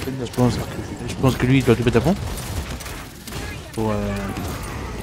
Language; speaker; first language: French; native; French